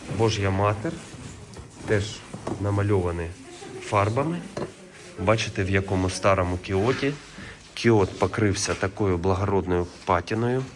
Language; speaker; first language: Ukrainian; native; Ukrainian